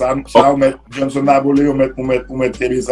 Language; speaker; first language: French; non-native, local second language; Haitian Creole